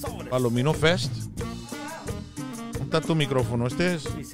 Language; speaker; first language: Spanish; early bilingual, heritage; Spanish